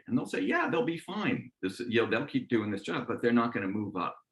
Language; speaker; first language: English; native; English